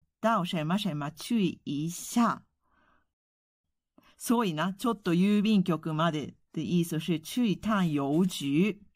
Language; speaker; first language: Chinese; non-native, fluent; Japanese